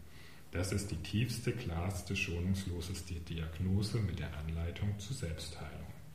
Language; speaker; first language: German; native; German